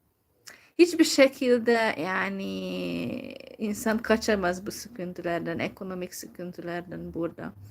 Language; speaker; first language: Turkish; non-native, fluent; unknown